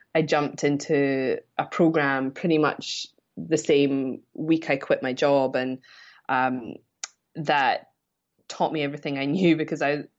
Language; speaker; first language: English; native; English